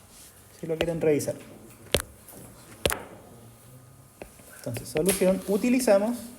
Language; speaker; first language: Spanish; native; Spanish